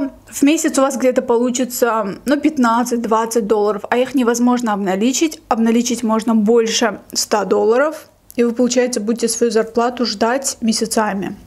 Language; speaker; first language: Russian; native; Russian